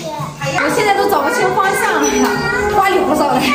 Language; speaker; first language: Chinese; native; Chinese